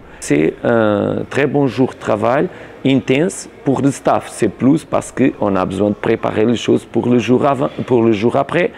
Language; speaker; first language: French; non-native, learner; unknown